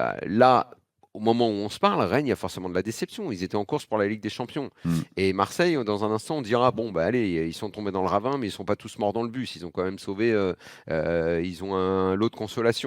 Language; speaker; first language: French; native; French